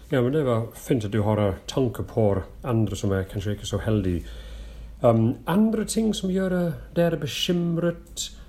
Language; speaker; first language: Norwegian; non-native, fluent; English